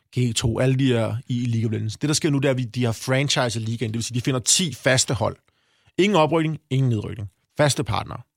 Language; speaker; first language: Danish; native; Danish